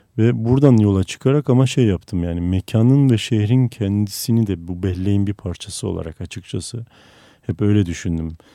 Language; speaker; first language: Turkish; non-native, local second language; Armenian